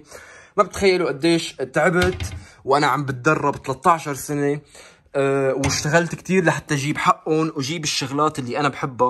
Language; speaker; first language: Arabic; native; Arabic